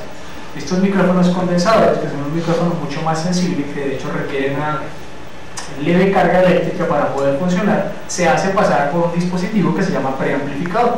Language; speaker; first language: Spanish; native; Spanish